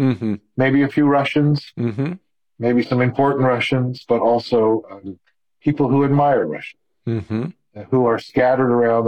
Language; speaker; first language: English; native; English